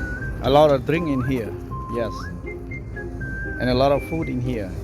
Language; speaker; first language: English; non-native, learner; Khmer